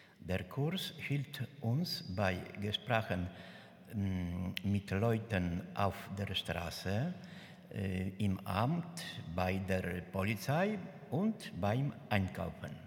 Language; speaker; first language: German; non-native, learner; Polish